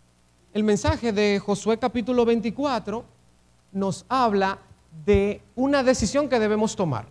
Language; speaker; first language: Spanish; native; Spanish